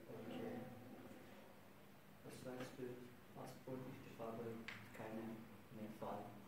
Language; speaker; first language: German; non-native, learner; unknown